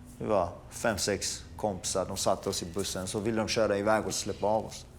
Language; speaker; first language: Swedish; early bilingual, other home language; Persian